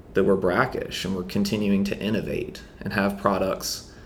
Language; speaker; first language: English; native; English